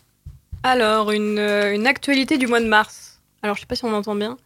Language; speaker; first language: French; native; French